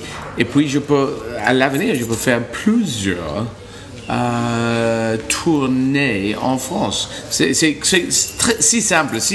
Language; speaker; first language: French; non-native, learner; English